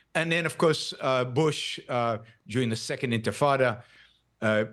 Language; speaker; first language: English; non-native, fluent; Hebrew